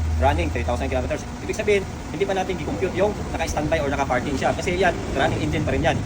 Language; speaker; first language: Filipino; non-native, local second language; Cebuano